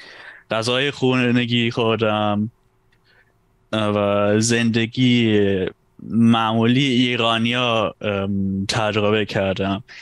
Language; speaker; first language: Persian; non-native, fluent; German